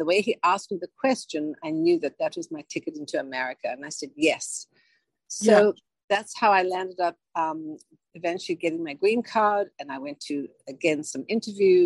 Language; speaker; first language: English; native; English